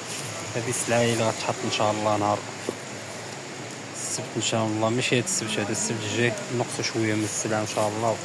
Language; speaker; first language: Arabic; native; Arabic